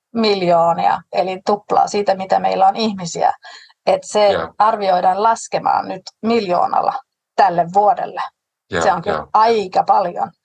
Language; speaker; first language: Finnish; non-native, fluent; Danish